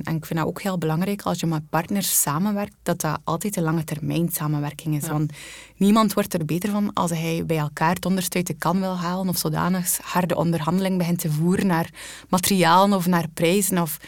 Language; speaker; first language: Dutch; native; Dutch